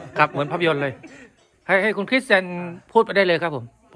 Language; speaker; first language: Thai; native; Thai